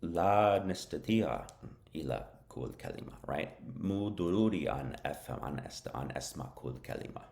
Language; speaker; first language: Arabic; non-native, learner; English